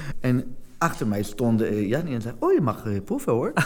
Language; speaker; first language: Dutch; non-native, fluent; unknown